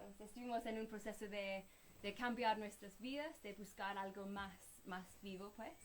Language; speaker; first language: Spanish; non-native, fluent; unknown